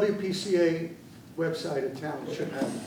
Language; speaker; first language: English; native; English